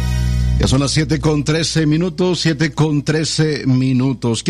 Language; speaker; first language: Spanish; native; Spanish